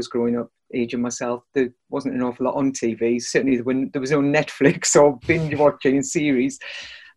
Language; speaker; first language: English; native; English